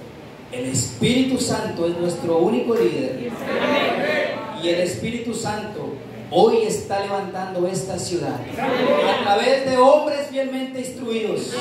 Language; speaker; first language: Spanish; native; Spanish